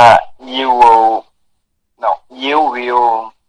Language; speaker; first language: English; non-native, learner; Portuguese